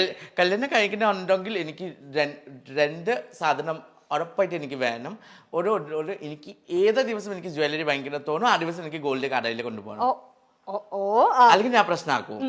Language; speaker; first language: Malayalam; non-native, fluent; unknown